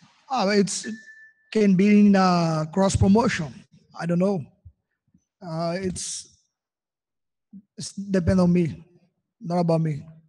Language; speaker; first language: English; non-native, learner; Portuguese